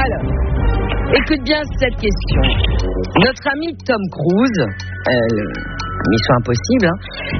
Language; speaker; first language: French; native; French